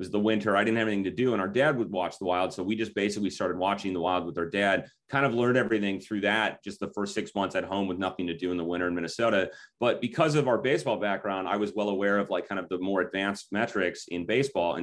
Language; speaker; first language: English; native; English